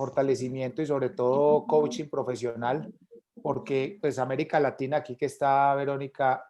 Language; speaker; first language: Spanish; native; Spanish